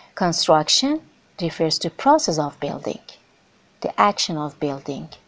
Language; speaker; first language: English; non-native, fluent; Persian